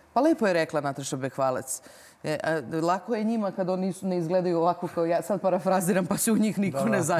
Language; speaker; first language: Serbian; native; Serbian